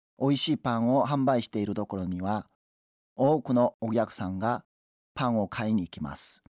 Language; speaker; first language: Japanese; non-native, fluent; Korean